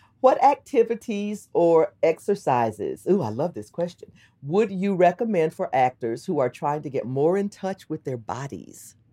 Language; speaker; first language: English; native; English